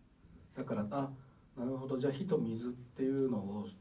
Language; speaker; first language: Japanese; native; Japanese